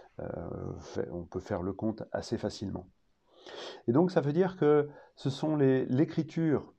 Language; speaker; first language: French; native; French